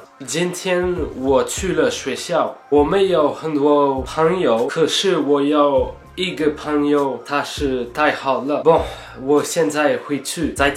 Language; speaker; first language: Chinese; non-native, learner; French